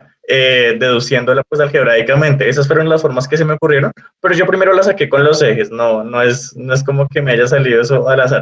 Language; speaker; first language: Spanish; native; Spanish